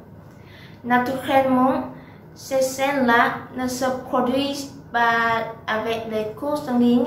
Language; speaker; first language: French; non-native, learner; Vietnamese